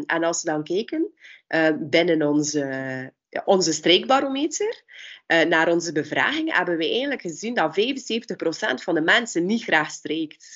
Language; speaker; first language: Dutch; native; Dutch